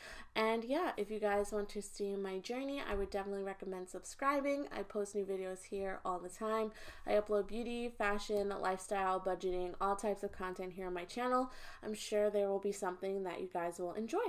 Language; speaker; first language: English; native; English